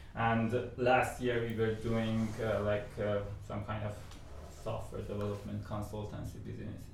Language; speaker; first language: English; non-native, fluent; Persian